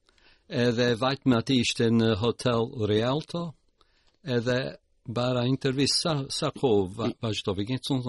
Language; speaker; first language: Albanian; early bilingual, heritage; Albanian